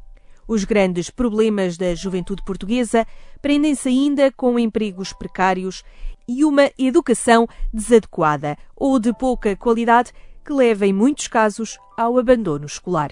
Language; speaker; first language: Portuguese; native; Portuguese